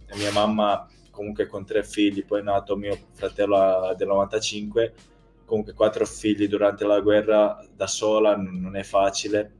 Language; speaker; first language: Italian; non-native, fluent; Croatian